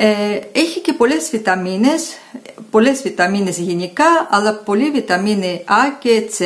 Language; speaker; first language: Greek; non-native, fluent; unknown